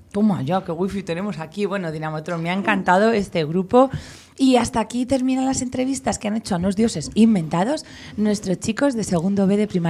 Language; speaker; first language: Spanish; native; Spanish